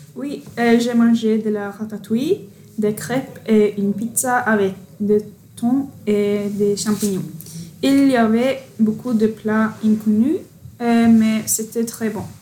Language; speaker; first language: French; non-native, learner; Norwegian